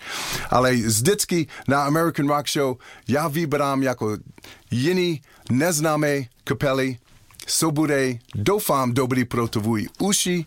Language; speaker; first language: Czech; non-native, learner; English